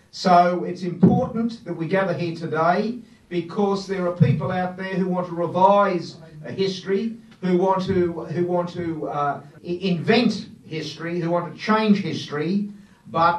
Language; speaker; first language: English; native; English